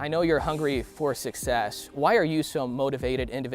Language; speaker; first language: English; native; English